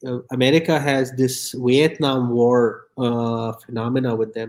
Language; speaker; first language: English; non-native, local second language; Urdu